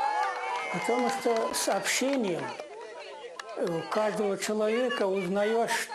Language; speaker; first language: Russian; non-native, local second language; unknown